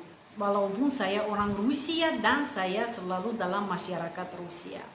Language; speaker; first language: Indonesian; non-native, fluent; Russian